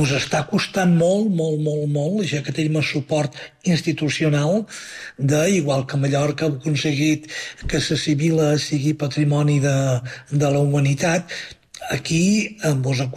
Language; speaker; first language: Catalan; native; Catalan